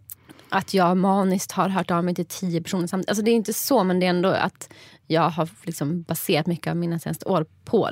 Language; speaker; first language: Swedish; native; Swedish